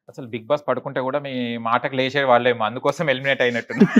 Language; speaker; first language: Telugu; native; Telugu